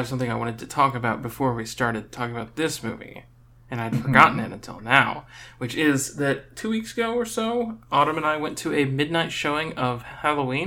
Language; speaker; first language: English; native; English